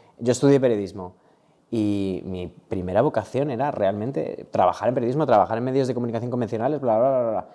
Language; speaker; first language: Spanish; native; Spanish